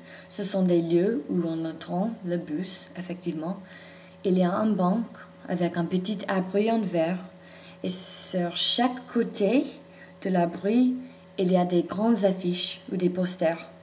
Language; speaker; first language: French; non-native, fluent; English